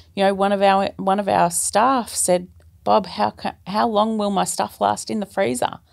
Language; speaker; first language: English; native; English